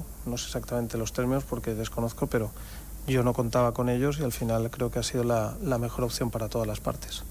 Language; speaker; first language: Spanish; native; Spanish